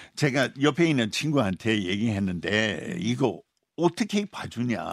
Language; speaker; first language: Korean; non-native, fluent; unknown